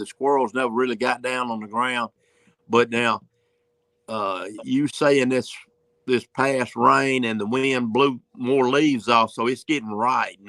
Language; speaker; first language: English; native; English